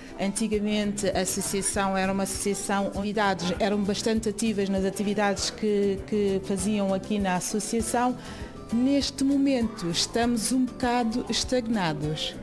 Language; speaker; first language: Portuguese; early bilingual, other home language; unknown